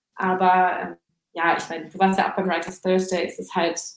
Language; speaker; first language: German; native; German